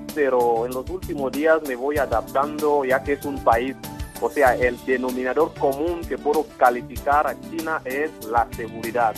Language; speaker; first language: Spanish; non-native, local second language; Fang